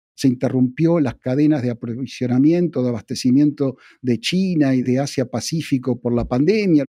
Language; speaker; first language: Spanish; native; Spanish